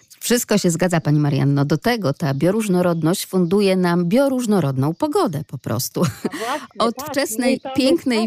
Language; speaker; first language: Polish; native; Polish